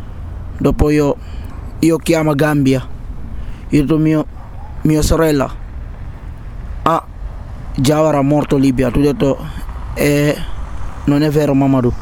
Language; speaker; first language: Italian; non-native, learner; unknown